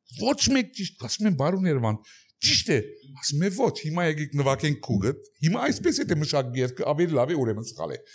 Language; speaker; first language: Armenian; early bilingual, heritage; Armenian